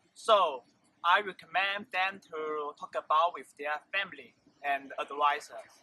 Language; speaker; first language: English; non-native, learner; Chinese